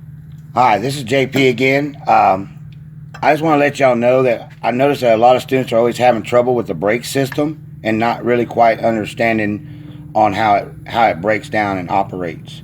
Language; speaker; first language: English; native; English